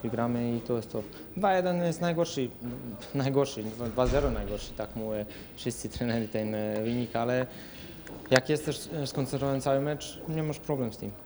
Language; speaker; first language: Polish; non-native, learner; Serbian